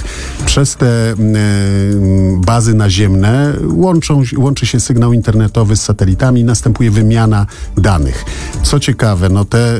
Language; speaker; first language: Polish; native; Polish